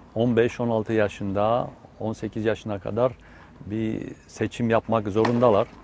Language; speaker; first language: Turkish; non-native, fluent; Romanian